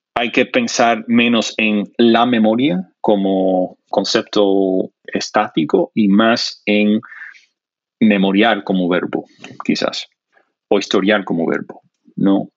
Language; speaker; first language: Spanish; non-native, fluent; English